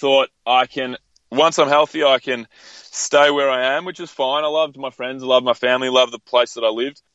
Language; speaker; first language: English; native; English